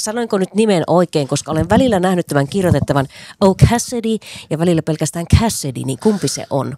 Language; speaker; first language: Finnish; native; Finnish